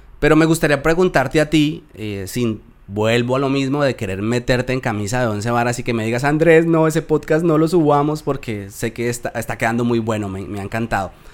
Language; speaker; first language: Spanish; native; Spanish